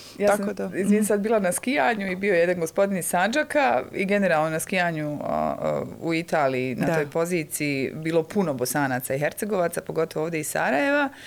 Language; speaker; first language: Bosnian; native; Bosnian